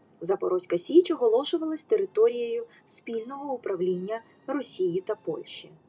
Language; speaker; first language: Ukrainian; native; Ukrainian